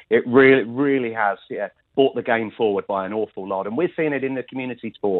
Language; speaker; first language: English; native; English